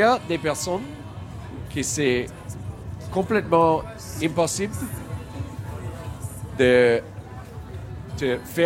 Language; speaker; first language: French; non-native, learner; English